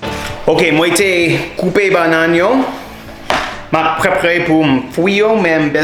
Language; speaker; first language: Haitian Creole; non-native, learner; English